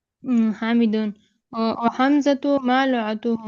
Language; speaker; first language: Arabic; non-native, learner; Urdu